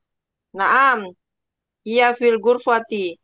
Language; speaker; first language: Arabic; non-native, learner; Indonesian